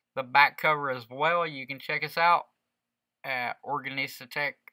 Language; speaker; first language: English; early bilingual, other home language; Spanish